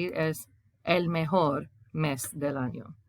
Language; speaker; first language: Spanish; non-native, fluent; English